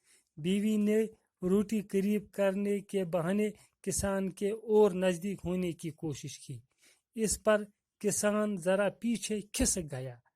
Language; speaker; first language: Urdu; non-native, local second language; Kashmiri